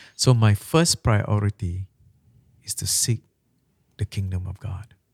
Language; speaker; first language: English; non-native, local second language; Malay